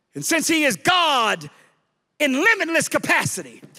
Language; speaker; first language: English; native; English